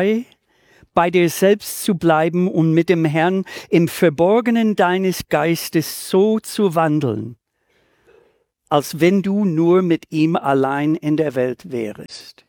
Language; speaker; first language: German; native; German